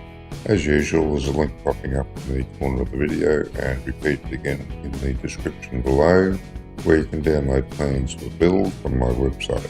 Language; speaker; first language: English; native; English